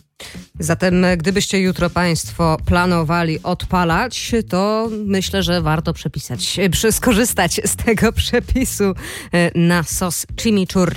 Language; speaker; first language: Polish; native; Polish